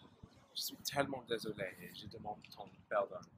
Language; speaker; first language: French; non-native, learner; English